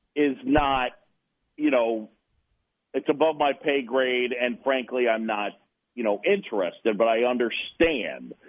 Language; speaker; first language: English; native; English